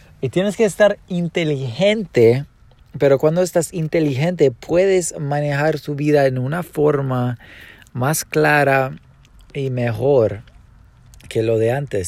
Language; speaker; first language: Spanish; early bilingual, heritage; Spanish